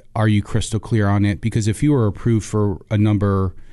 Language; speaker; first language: English; native; English